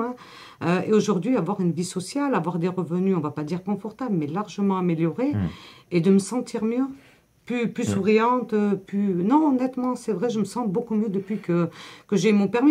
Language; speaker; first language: French; native; French